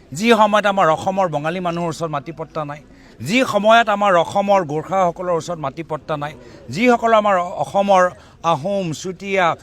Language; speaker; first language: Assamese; native; Assamese